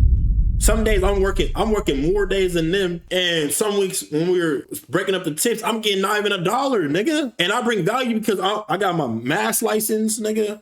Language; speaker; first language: English; native; English